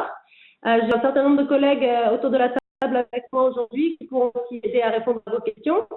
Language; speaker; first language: French; native; French